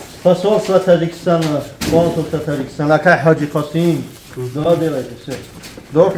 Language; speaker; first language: Russian; non-native, fluent; Tajik